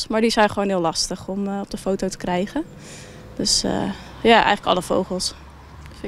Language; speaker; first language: Dutch; native; Dutch